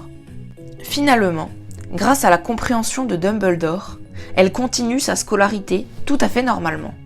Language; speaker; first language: French; native; French